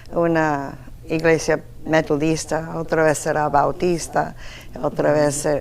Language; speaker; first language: Spanish; non-native, fluent; English